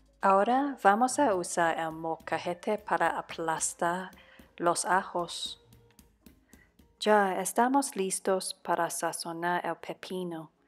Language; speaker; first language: Spanish; non-native, fluent; Cantonese